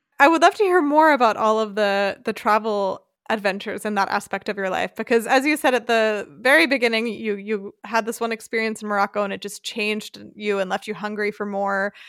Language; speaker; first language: English; native; English